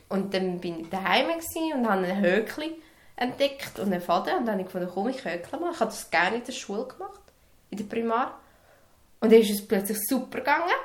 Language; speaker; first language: German; early bilingual, other home language; Serbian